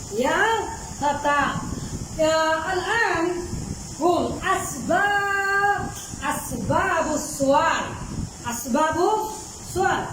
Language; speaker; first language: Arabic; non-native, fluent; Bangla